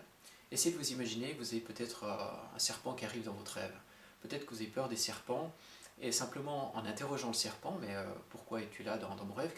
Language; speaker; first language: French; native; French